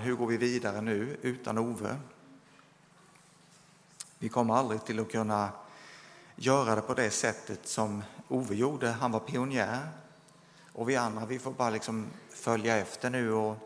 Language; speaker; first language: Swedish; native; Swedish